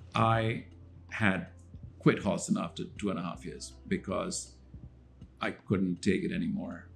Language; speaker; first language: English; non-native, local second language; Hindi